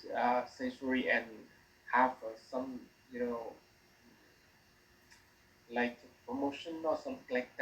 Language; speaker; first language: English; non-native, learner; Vietnamese